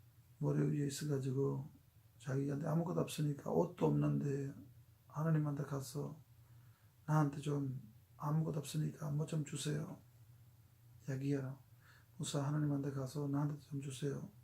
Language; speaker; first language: Korean; non-native, fluent; Urdu